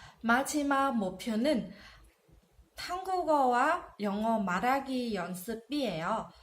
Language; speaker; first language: Korean; non-native, learner; Vietnamese